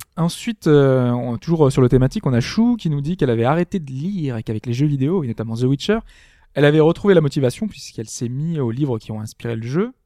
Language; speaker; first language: French; native; French